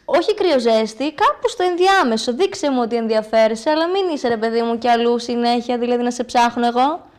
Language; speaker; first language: Greek; native; Greek